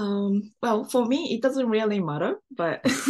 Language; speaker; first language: English; non-native, fluent; Japanese